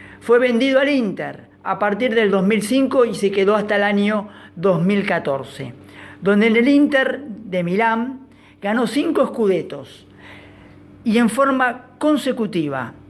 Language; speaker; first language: Spanish; native; Spanish